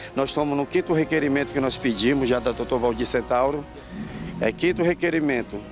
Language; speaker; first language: Portuguese; native; Portuguese